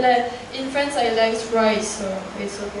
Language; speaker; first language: English; non-native, fluent; French